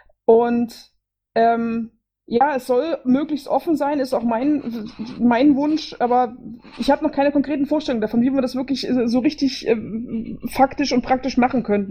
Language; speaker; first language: German; native; German